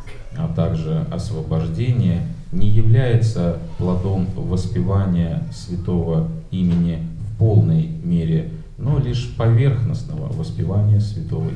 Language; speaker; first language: Russian; native; Russian